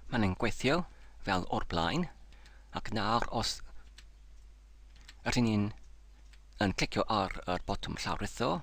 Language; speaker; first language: Welsh; non-native, learner; English